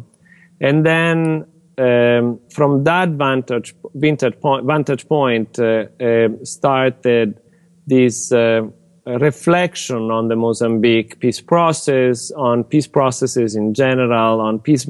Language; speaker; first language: English; non-native, fluent; Italian